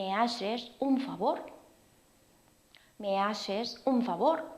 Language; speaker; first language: Spanish; non-native, fluent; Korean